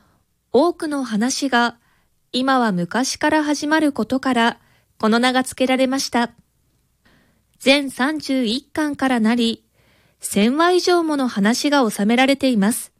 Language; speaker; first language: Japanese; native; Japanese